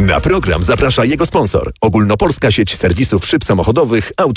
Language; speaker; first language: Polish; native; Polish